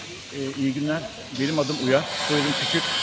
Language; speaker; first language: Turkish; native; Turkish